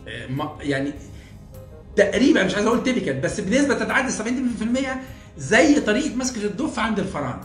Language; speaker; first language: Arabic; native; Arabic